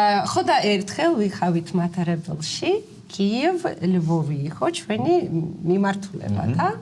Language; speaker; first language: Georgian; non-native, fluent; Russian